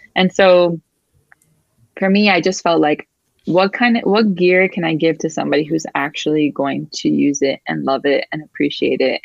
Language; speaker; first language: English; early bilingual, other home language; Spanish